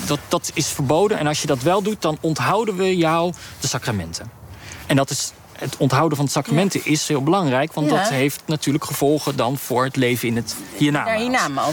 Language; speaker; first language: Dutch; native; Dutch